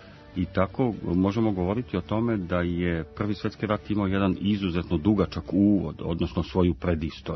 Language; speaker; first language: Croatian; native; Croatian